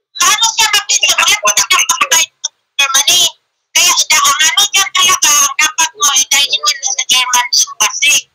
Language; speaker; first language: Filipino; non-native, local second language; Cebuano